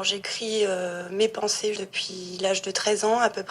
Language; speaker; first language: French; native; French